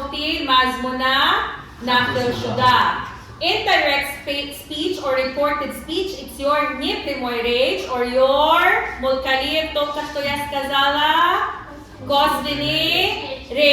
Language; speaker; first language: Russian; non-native, learner; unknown